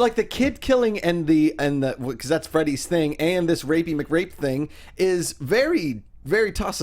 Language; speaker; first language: English; native; English